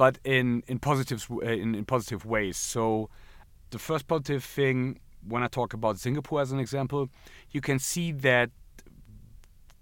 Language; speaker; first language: English; non-native, fluent; German